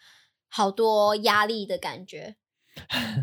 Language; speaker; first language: Chinese; native; Chinese